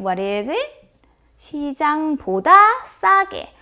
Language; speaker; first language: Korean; non-native, fluent; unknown